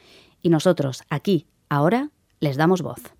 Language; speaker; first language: Spanish; native; Spanish